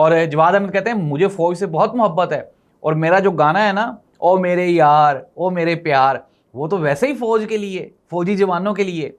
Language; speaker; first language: Urdu; native; Urdu